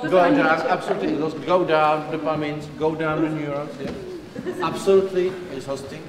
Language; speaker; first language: English; non-native, learner; Czech